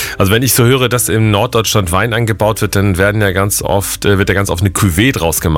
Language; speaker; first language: German; native; German